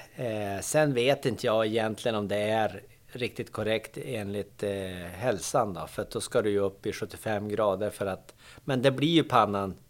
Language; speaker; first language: Swedish; native; Swedish